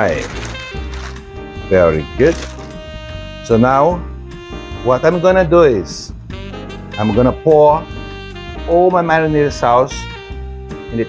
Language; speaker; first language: English; non-native, fluent; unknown